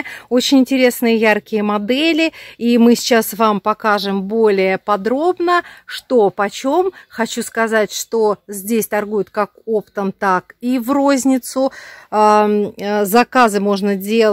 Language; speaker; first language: Russian; native; Russian